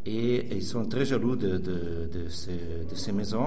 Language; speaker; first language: French; non-native, local second language; Italian